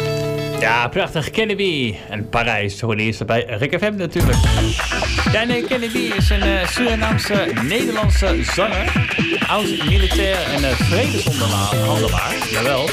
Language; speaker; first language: Dutch; native; Dutch